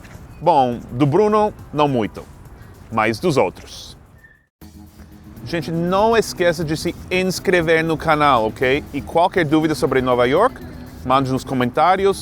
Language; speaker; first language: Portuguese; non-native, fluent; English